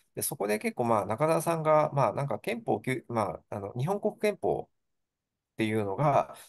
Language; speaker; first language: Japanese; native; Japanese